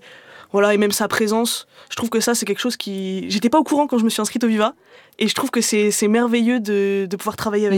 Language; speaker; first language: French; native; French